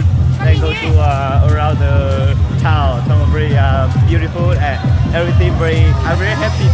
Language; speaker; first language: English; non-native, learner; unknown